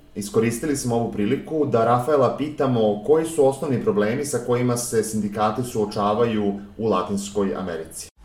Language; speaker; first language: Serbian; native; Serbian